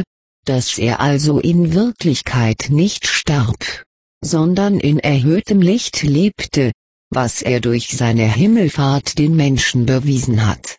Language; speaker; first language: German; native; German